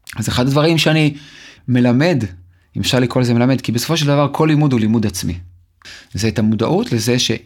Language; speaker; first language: Hebrew; native; Hebrew